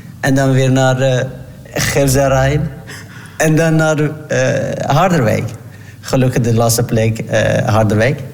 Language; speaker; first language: Dutch; non-native, learner; Turkish